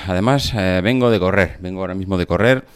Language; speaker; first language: Spanish; native; Spanish